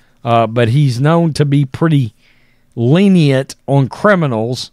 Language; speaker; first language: English; native; English